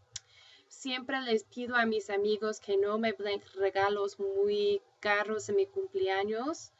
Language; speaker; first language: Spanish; non-native, fluent; English